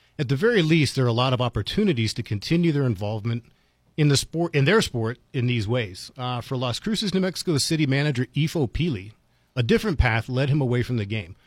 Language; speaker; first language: English; native; English